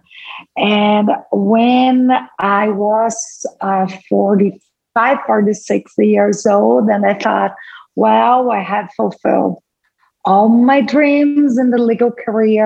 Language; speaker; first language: English; non-native, fluent; Portuguese